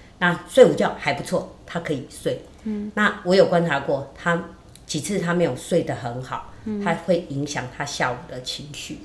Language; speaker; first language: Chinese; native; Chinese